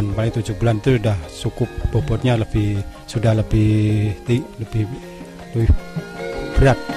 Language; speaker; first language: Indonesian; non-native, local second language; Javanese